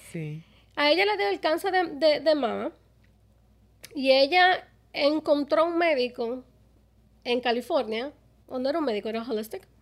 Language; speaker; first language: Spanish; early bilingual, other home language; English